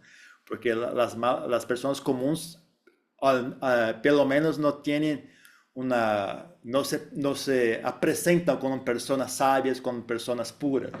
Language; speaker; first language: Spanish; non-native, fluent; Portuguese